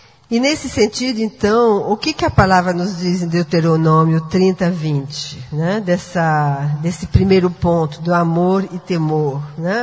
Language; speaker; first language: Portuguese; non-native, fluent; French